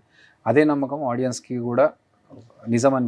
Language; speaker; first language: Telugu; native; Telugu